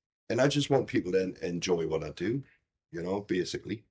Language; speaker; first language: English; native; English